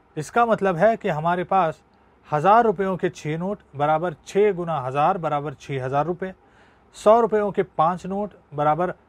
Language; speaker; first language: Hindi; non-native, local second language; Marathi